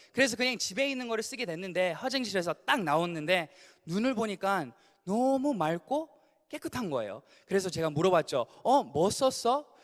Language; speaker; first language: Korean; early bilingual, other home language; English